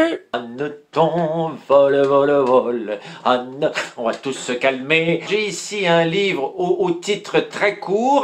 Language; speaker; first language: French; native; French